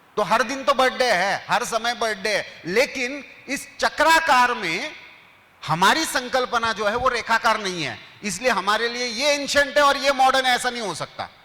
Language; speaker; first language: Hindi; non-native, local second language; Marathi